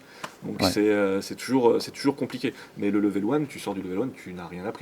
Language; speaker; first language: French; native; French